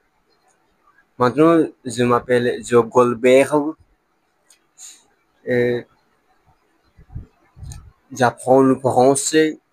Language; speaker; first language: French; non-native, learner; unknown